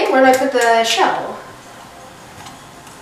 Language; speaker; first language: English; native; English